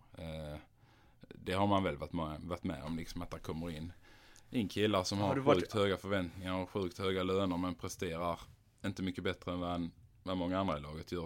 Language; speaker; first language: Swedish; native; Swedish